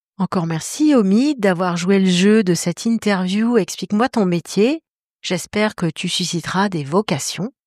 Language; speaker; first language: French; native; French